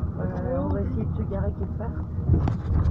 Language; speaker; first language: French; native; French